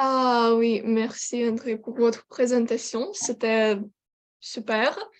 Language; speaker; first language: French; non-native, learner; Ukrainian